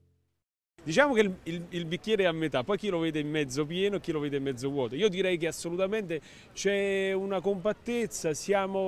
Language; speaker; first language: Italian; native; Italian